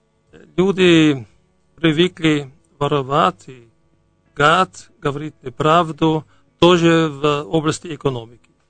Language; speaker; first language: Russian; non-native, fluent; German